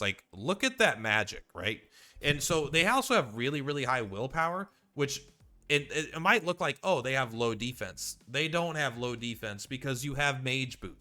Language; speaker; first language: English; native; English